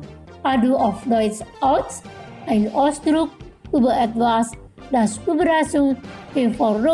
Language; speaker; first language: German; non-native, fluent; Indonesian